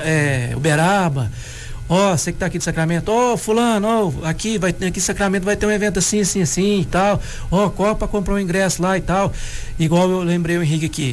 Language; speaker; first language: Portuguese; native; Portuguese